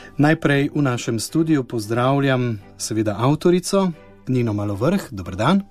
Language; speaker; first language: Slovenian; native; Slovenian